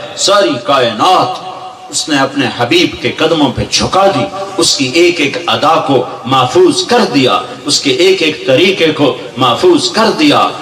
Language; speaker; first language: Urdu; non-native, local second language; Punjabi